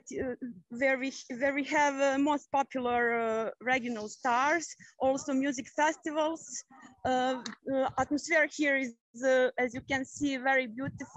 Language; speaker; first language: English; non-native, fluent; Croatian